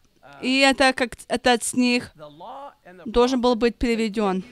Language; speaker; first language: Russian; non-native, fluent; English